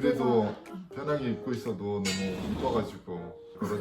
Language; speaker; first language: Korean; non-native, fluent; French